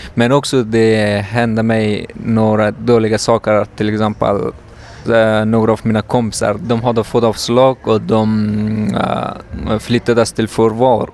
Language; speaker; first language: Swedish; non-native, learner; Persian